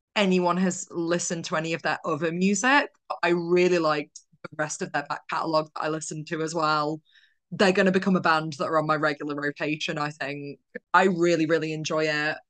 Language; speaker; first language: English; early bilingual, other home language; Polish